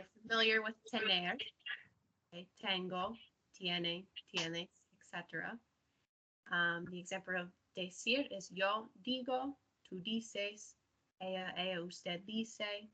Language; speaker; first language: Spanish; non-native, learner; English